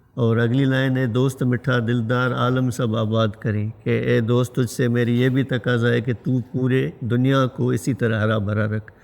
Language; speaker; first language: Urdu; non-native, local second language; Sindhi